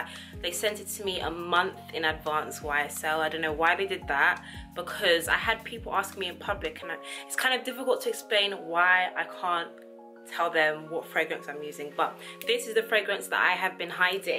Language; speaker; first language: English; native; English